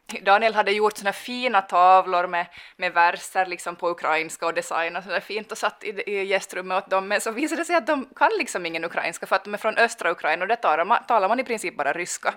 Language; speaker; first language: Swedish; native; Swedish